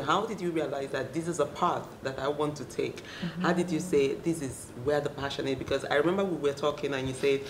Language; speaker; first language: English; non-native, local second language; Igbo